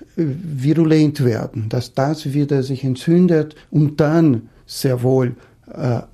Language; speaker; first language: German; non-native, fluent; Portuguese